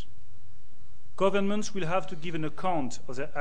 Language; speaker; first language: English; non-native, fluent; French